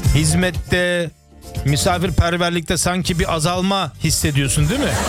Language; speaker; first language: Turkish; early bilingual, heritage; Turkish